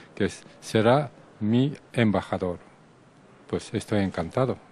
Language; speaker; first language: Spanish; non-native, learner; Japanese